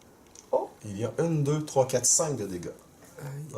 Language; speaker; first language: French; native; French